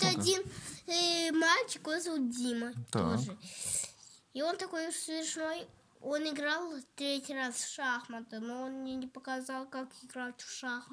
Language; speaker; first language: Russian; early bilingual, heritage; Russian